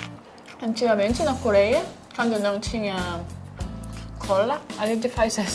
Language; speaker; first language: Portuguese; non-native, learner; Korean